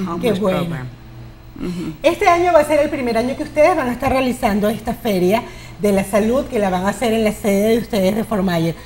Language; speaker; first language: Spanish; native; Spanish